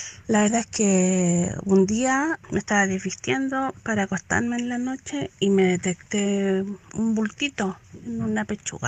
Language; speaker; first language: Spanish; native; Spanish